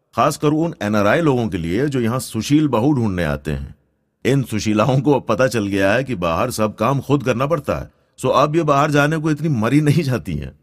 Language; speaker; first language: Hindi; non-native, local second language; Gujarati